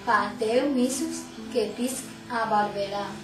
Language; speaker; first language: Catalan; non-native, learner; Chinese